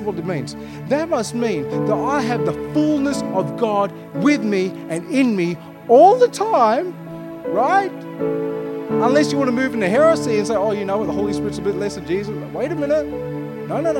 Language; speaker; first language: English; native; English